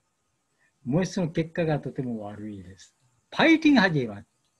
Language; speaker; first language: Japanese; non-native, learner; Bangla